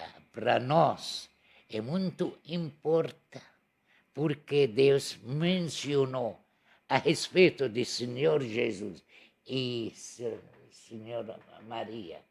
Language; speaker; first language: Portuguese; non-native, learner; Arabic